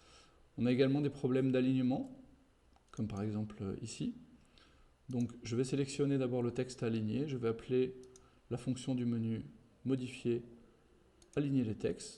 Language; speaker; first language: French; native; French